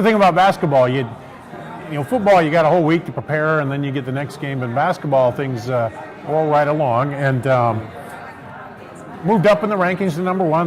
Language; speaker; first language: English; native; English